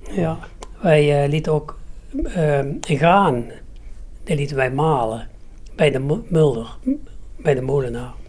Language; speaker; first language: Dutch; native; Dutch